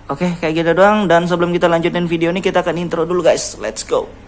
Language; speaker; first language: Indonesian; native; Indonesian